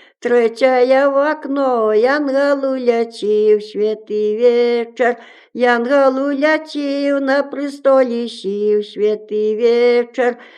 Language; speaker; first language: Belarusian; native; Belarusian